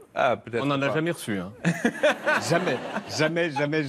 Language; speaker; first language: French; native; French